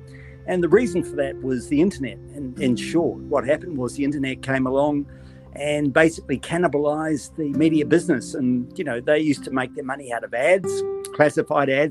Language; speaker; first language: English; native; English